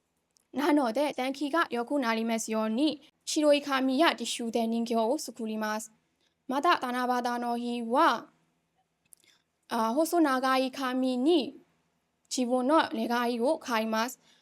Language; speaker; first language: Japanese; non-native, learner; Burmese